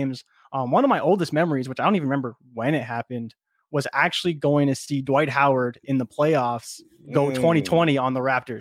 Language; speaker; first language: English; native; English